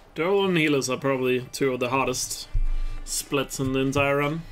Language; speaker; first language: English; non-native, fluent; Danish